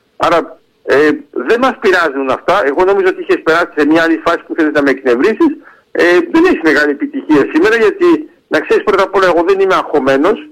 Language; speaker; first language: Greek; early bilingual, heritage; Greek